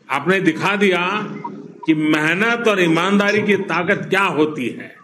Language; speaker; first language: Hindi; non-native, local second language; Gujarati